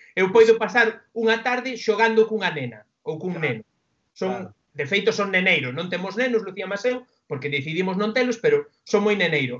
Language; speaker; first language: Galician; non-native, local second language; Spanish